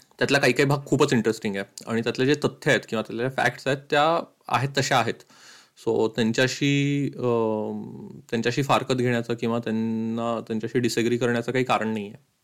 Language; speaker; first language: Marathi; early bilingual, heritage; Marathi